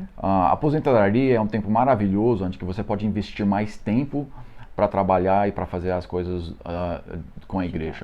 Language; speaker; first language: Portuguese; non-native, fluent; English